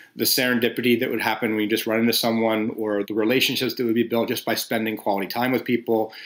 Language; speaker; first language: English; native; English